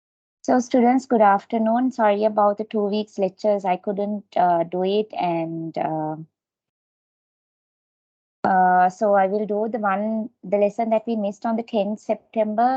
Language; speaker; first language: English; non-native, local second language; Sinhala